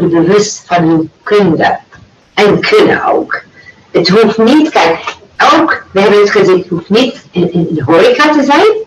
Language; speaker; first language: Dutch; non-native, fluent; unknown